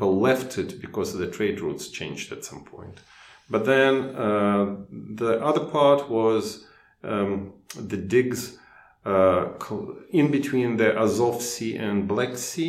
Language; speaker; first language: English; non-native, fluent; Russian